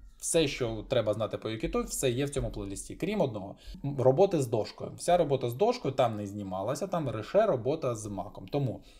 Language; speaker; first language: Ukrainian; non-native, local second language; Russian